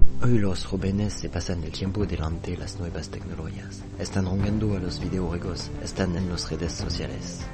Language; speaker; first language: Spanish; non-native, learner; French